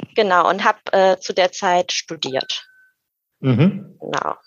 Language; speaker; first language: German; native; German